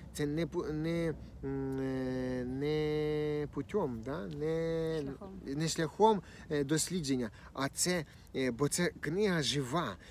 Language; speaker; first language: Ukrainian; non-native, local second language; Russian